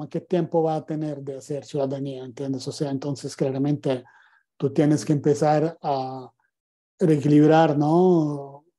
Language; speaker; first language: Spanish; non-native, fluent; Italian